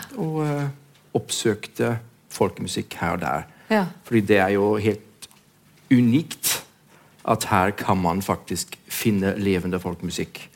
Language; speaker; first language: Norwegian; non-native, fluent; German